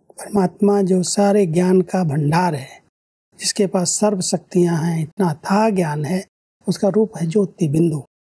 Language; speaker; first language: Hindi; native; Hindi